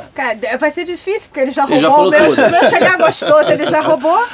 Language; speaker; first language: Portuguese; native; Portuguese